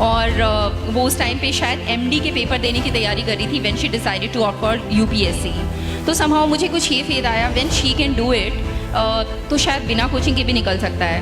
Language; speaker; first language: Hindi; native; Hindi